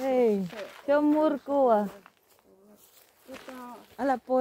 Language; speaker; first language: Finnish; non-native, learner; Filipino